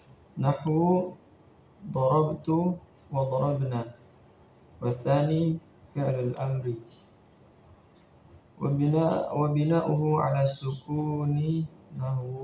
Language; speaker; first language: Arabic; non-native, learner; Indonesian